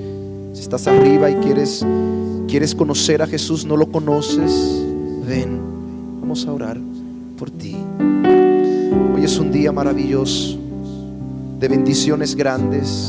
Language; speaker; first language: Spanish; native; Spanish